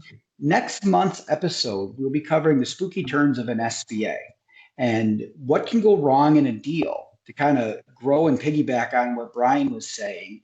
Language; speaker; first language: English; native; English